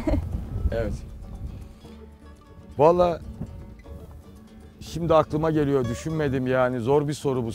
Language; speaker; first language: Turkish; native; Turkish